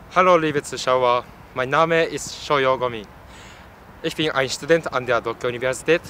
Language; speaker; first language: German; non-native, learner; Japanese